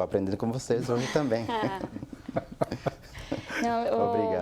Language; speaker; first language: Portuguese; non-native, fluent; English